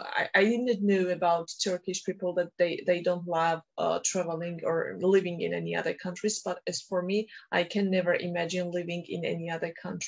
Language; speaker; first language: English; non-native, fluent; Georgian